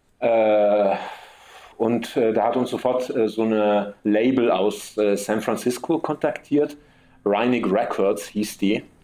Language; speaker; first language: German; early bilingual, heritage; German